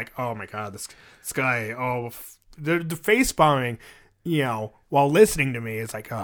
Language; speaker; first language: English; native; English